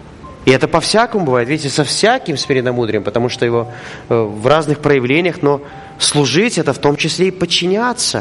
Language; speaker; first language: Russian; native; Russian